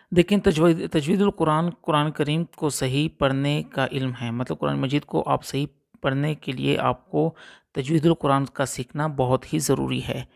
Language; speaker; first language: Urdu; non-native, local second language; Punjabi